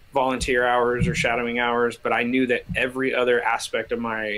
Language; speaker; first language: English; native; English